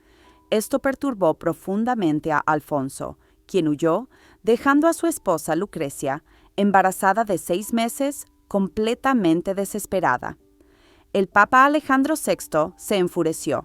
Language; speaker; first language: Spanish; native; Spanish